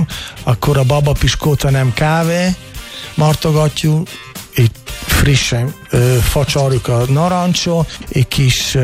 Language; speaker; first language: Hungarian; non-native, learner; Italian